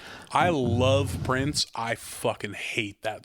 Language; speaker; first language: English; native; English